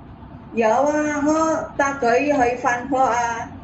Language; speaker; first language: Cantonese; non-native, learner; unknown